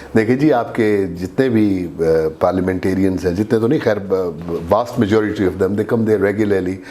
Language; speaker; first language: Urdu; non-native, local second language; Saraiki